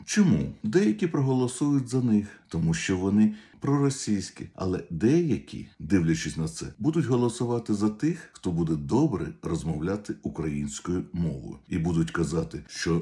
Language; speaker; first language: Ukrainian; non-native, local second language; Russian